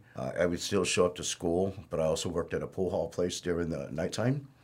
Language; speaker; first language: English; native; English